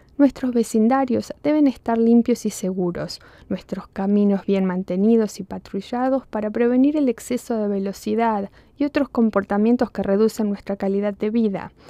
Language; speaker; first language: Spanish; early bilingual, heritage; Spanish